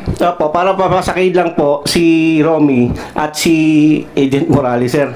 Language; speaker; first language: Filipino; non-native, local second language; Cebuano